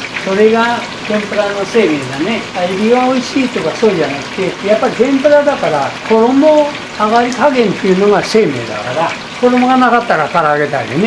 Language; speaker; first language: Japanese; native; Japanese